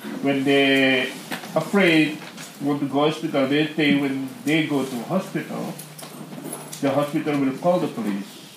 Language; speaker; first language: English; non-native, learner; Indonesian